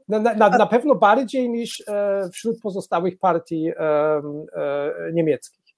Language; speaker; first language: Polish; non-native, fluent; German